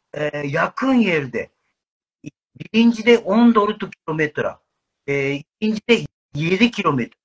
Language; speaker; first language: Turkish; non-native, learner; Japanese